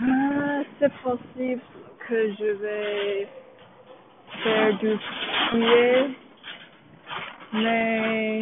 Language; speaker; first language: French; non-native, learner; English